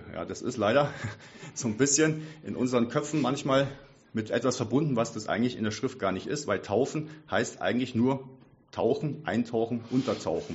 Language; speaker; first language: German; native; German